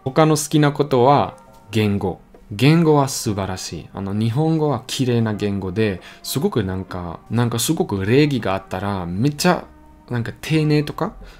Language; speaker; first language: Japanese; non-native, learner; German